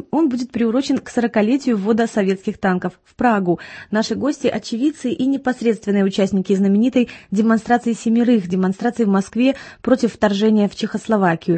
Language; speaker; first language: Russian; native; Russian